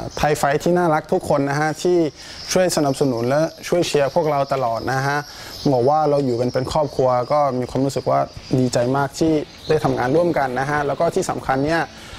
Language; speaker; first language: Thai; non-native, fluent; French